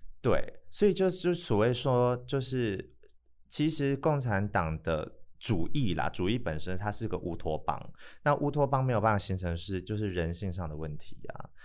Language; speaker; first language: Chinese; native; Chinese